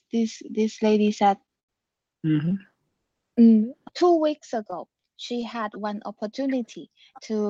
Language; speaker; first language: English; non-native, learner; Chinese